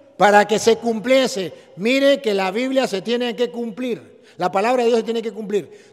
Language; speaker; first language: Spanish; native; Spanish